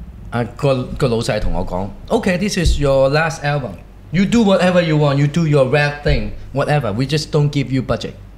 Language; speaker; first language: English; non-native, local second language; Cantonese